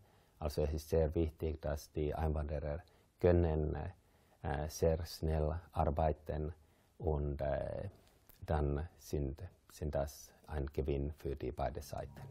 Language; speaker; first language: German; non-native, fluent; Finnish